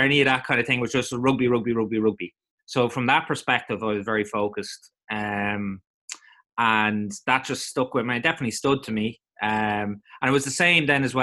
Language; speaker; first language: English; native; English